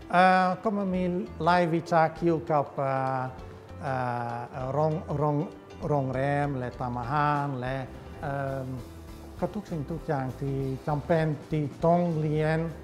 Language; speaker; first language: Thai; non-native, fluent; Dutch